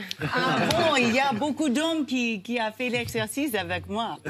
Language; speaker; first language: French; non-native, learner; English